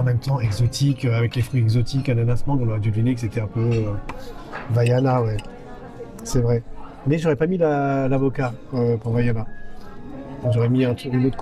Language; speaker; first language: French; native; French